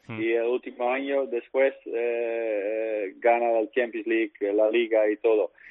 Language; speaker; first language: Spanish; non-native, learner; Dutch